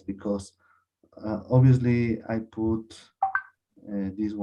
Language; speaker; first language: English; non-native, learner; Spanish